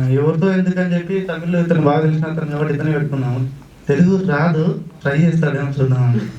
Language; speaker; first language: Telugu; native; Telugu